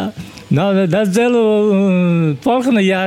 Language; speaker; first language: Dutch; non-native, learner; Papiamento